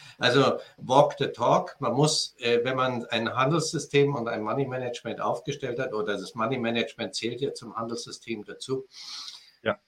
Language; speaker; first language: German; native; German